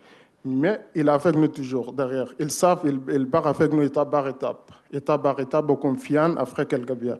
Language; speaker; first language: French; non-native, learner; Arabic